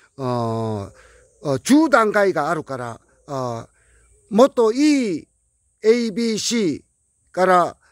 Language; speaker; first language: Japanese; non-native, learner; Korean